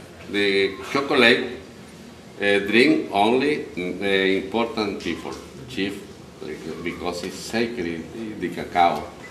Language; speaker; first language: English; non-native, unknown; Spanish